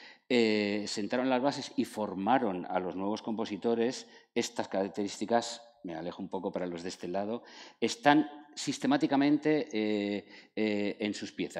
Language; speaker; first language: Spanish; native; Spanish